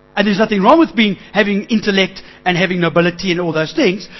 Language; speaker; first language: English; native; English